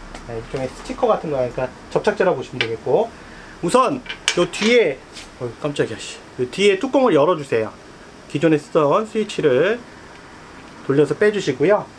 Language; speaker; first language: Korean; native; Korean